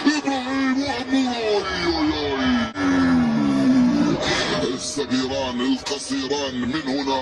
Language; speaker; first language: Arabic; native; Arabic